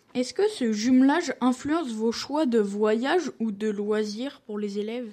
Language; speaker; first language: French; native; French